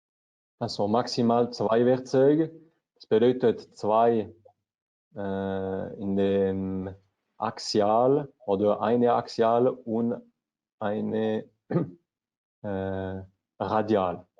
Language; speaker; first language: German; non-native, learner; French